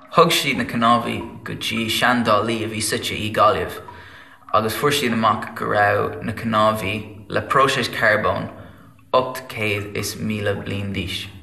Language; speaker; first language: Irish; non-native, local second language; English